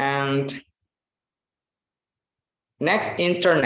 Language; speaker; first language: English; non-native, fluent; Indonesian